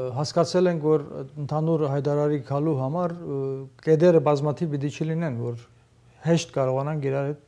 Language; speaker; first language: Armenian; early bilingual, heritage; Armenian